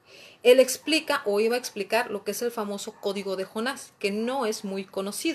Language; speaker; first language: Spanish; native; Spanish